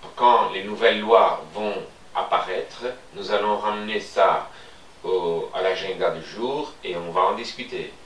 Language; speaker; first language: French; non-native, fluent; Turkish